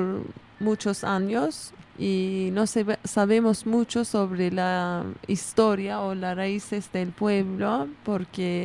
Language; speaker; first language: Spanish; non-native, fluent; Kurdish